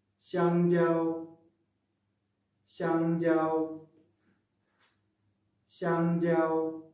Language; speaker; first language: Chinese; non-native, fluent; Kazakh